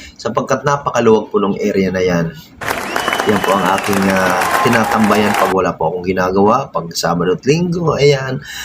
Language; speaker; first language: Filipino; native; Filipino